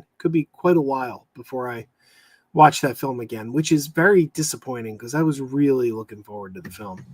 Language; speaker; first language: English; native; English